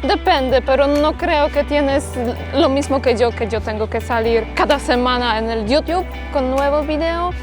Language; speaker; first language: Spanish; non-native, fluent; Polish